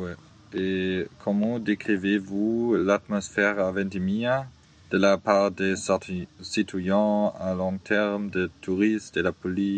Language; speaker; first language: French; non-native, learner; German